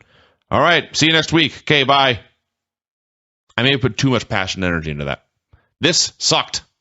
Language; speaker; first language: English; native; English